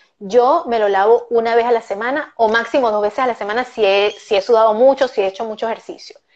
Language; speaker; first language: Spanish; native; Spanish